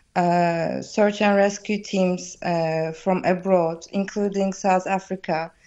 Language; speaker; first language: English; non-native, fluent; Turkish